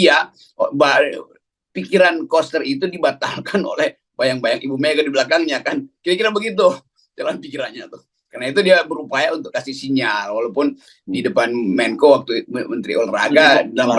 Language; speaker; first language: Indonesian; native; Indonesian